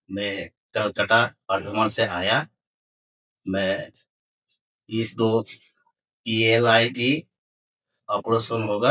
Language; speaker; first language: Hindi; non-native, local second language; Bangla